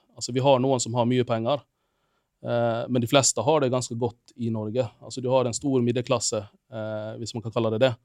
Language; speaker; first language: Norwegian; non-native, fluent; Finnish